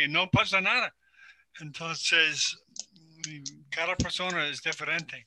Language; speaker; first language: Spanish; non-native, learner; English